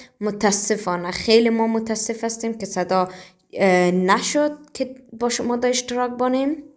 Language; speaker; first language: Persian; early bilingual, heritage; Persian